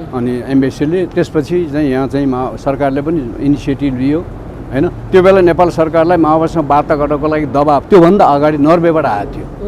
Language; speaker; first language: Nepali; native; Nepali